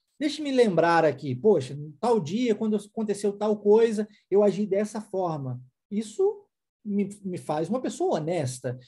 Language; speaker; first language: Portuguese; non-native, fluent; English